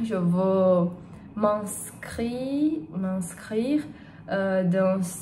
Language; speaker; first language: French; non-native, learner; Portuguese